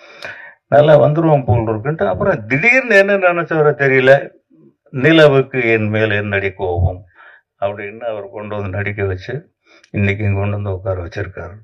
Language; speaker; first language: Tamil; native; Tamil